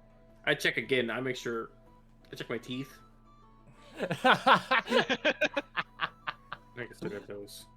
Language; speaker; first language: English; native; English